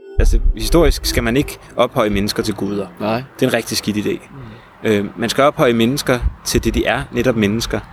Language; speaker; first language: Danish; native; Danish